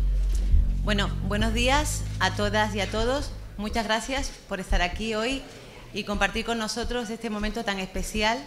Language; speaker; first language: Spanish; native; Spanish